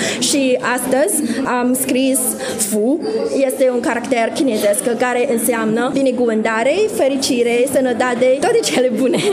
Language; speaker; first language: Romanian; non-native, fluent; Chinese